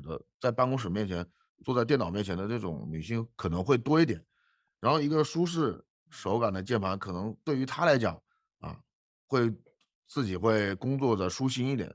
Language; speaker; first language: Chinese; native; Chinese